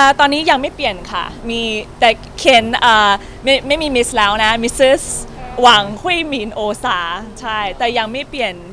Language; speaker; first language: Thai; non-native, learner; English